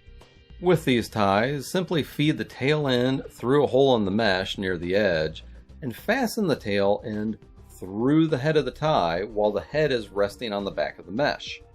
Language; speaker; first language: English; native; English